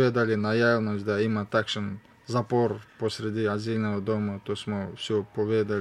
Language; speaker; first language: Slovenian; non-native, learner; Russian